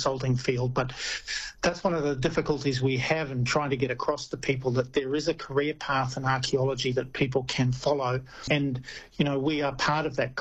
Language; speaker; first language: English; native; English